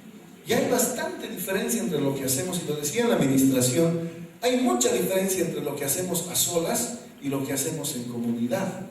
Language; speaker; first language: Spanish; native; Spanish